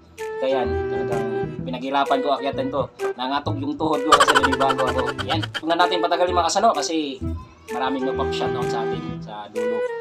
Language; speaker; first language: Filipino; non-native, local second language; Cebuano